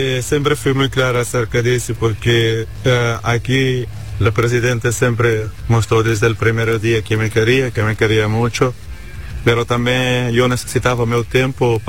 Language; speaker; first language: Spanish; non-native, learner; Portuguese